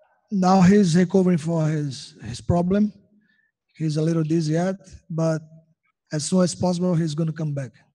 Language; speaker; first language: English; non-native, learner; Portuguese